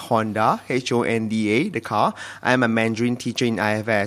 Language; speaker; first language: English; non-native, local second language; Chinese